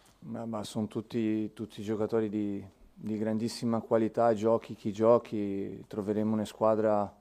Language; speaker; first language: Italian; non-native, fluent; Portuguese